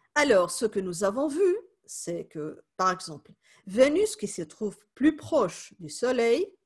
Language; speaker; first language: French; non-native, fluent; Spanish